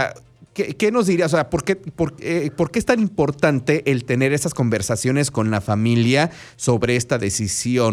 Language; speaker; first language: Spanish; native; Spanish